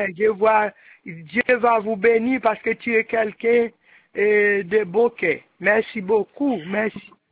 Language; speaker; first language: French; non-native, local second language; Haitian Creole